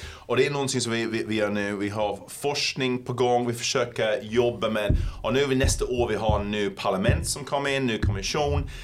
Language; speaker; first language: Swedish; non-native, fluent; English